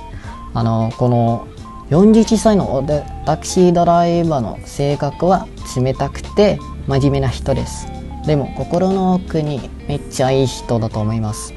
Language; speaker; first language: Japanese; non-native, fluent; Malay